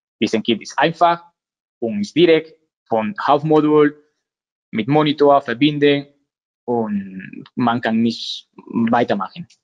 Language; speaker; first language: German; non-native, learner; Spanish